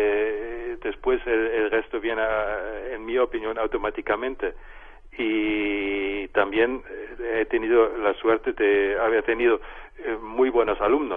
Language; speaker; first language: Spanish; non-native, fluent; German